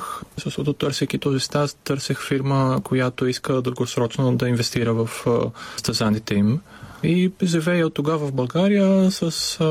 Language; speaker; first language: Bulgarian; non-native, fluent; Greek